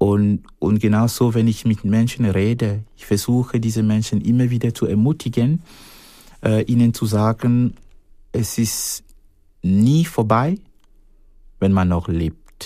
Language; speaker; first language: German; non-native, fluent; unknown